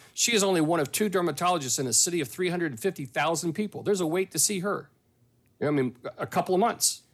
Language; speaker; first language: English; native; English